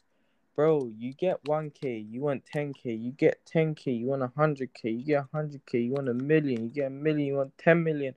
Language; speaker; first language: English; native; English